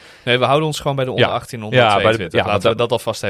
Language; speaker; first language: Dutch; native; Dutch